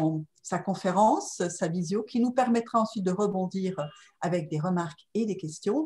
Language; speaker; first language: French; native; French